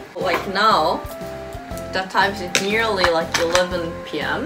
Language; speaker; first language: English; non-native, fluent; Japanese